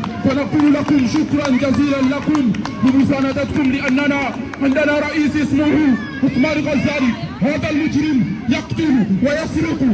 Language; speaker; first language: Arabic; non-native, fluent; Comorian